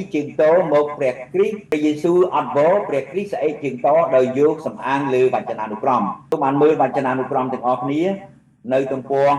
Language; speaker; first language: Khmer; native; Khmer